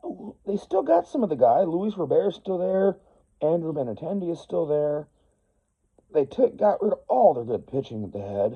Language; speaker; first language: English; native; English